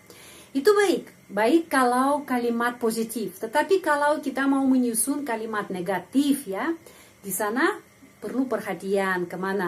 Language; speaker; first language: Indonesian; non-native, fluent; Russian